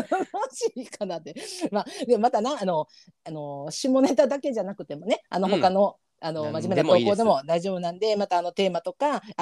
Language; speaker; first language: Japanese; native; Japanese